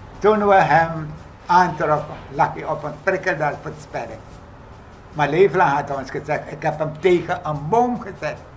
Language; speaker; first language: Dutch; native; Dutch